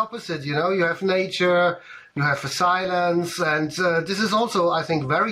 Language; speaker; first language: English; non-native, fluent; German